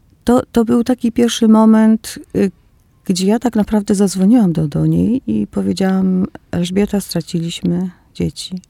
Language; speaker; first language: Polish; early bilingual, other home language; Greek